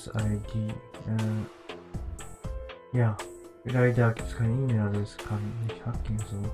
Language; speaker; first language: German; non-native, learner; Japanese